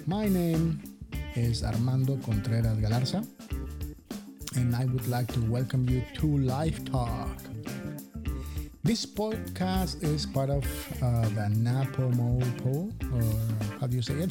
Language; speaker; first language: English; non-native, fluent; Spanish